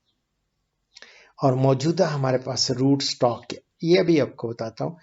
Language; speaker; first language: Urdu; native; Urdu